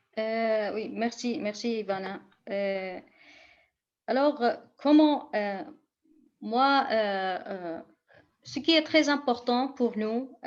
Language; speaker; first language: French; non-native, fluent; Kurdish